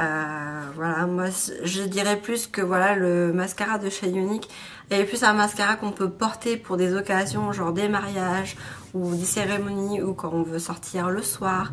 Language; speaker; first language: French; native; French